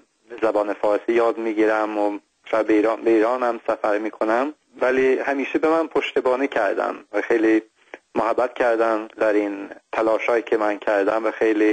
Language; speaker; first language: Persian; non-native, fluent; Swedish